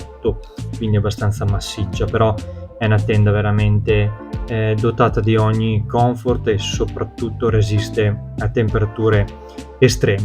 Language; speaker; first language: Italian; native; Italian